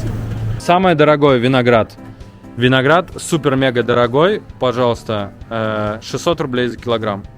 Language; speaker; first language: Russian; native; Russian